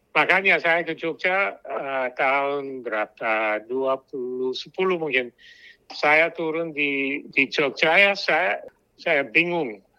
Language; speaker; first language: Indonesian; non-native, fluent; English